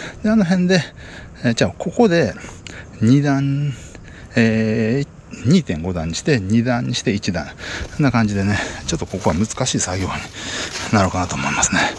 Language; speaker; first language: Japanese; native; Japanese